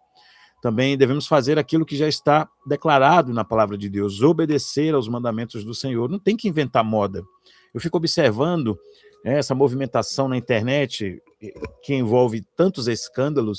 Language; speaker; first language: Portuguese; native; Portuguese